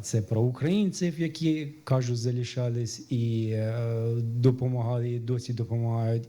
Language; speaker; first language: Ukrainian; non-native, fluent; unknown